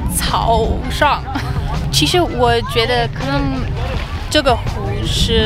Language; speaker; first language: Chinese; non-native, learner; English